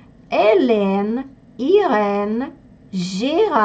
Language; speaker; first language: French; non-native, fluent; Russian